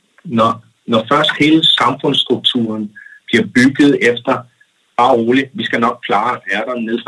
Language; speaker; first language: Danish; non-native, local second language; Kalaallisut